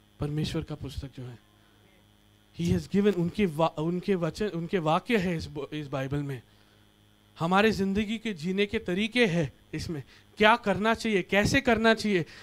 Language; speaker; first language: Hindi; non-native, local second language; Marathi